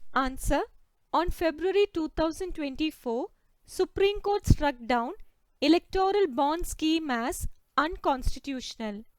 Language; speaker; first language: English; non-native, local second language; Malayalam